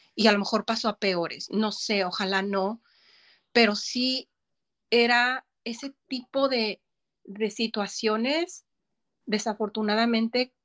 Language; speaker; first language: Spanish; native; Spanish